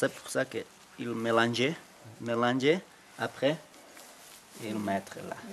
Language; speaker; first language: French; non-native, learner; Quechua